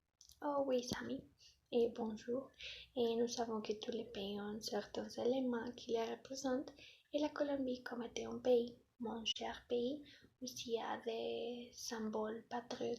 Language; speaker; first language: French; non-native, learner; Spanish